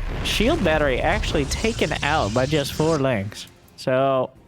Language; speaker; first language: English; native; English